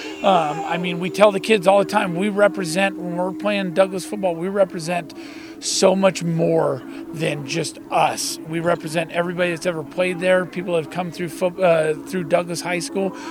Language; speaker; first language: English; native; English